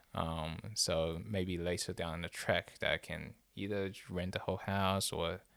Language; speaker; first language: English; non-native, fluent; Chinese